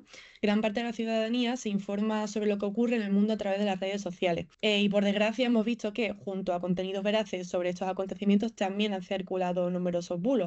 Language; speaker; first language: Spanish; native; Spanish